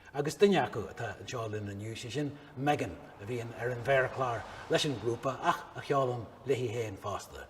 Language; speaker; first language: Irish; native; Irish